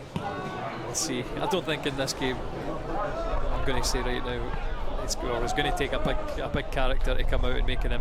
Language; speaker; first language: English; native; English